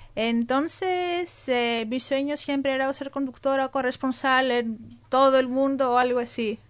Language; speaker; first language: Spanish; non-native, fluent; Greek